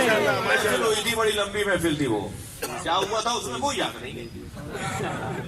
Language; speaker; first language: Urdu; native; Urdu